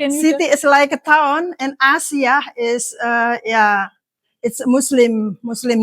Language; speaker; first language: English; non-native, learner; Indonesian